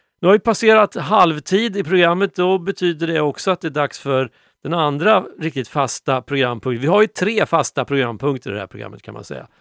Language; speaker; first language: Swedish; native; Swedish